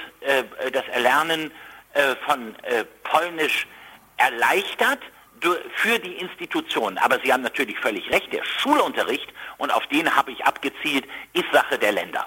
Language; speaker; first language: German; native; German